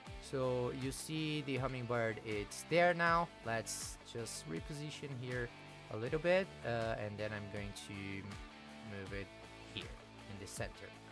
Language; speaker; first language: English; non-native, fluent; Portuguese